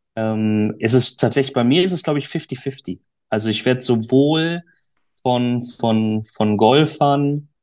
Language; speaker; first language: German; native; German